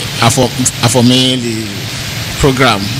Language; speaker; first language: French; non-native, learner; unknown